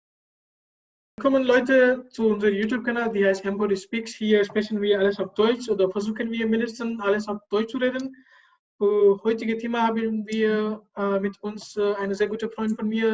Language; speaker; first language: German; non-native, learner; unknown